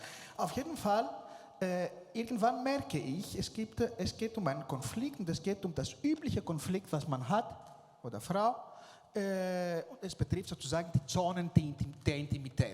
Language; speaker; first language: German; non-native, fluent; Greek